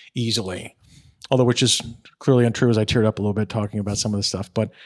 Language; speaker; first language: English; native; English